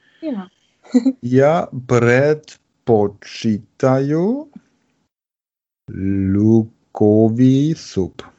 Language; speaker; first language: Russian; non-native, learner; German